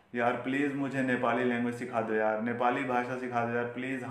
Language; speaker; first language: Hindi; native; Hindi